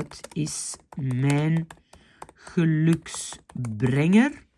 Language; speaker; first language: Dutch; non-native, fluent; French